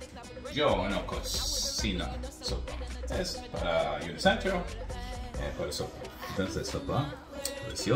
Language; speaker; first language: Spanish; non-native, learner; English